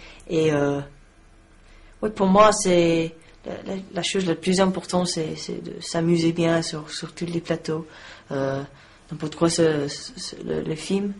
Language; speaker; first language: French; non-native, learner; English